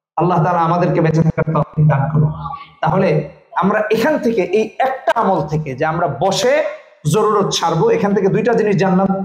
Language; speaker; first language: Bangla; native; Bangla